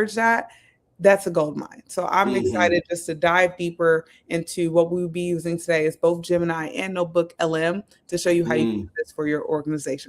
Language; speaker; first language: English; native; English